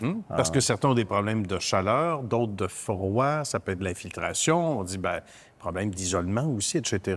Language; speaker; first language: French; native; French